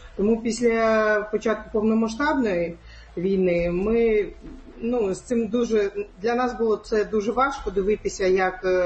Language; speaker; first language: Ukrainian; non-native, local second language; Crimean Tatar